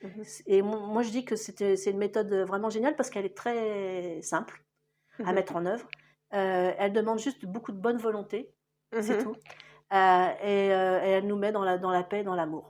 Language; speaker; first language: French; native; French